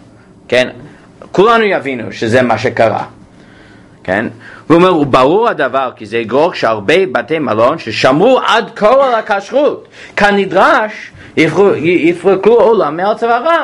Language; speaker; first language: Hebrew; non-native, fluent; English